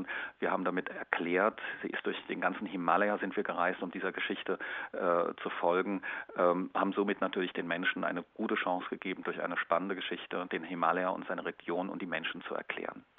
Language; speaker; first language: German; native; German